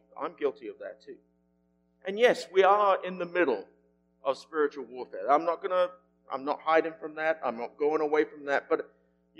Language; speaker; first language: English; native; English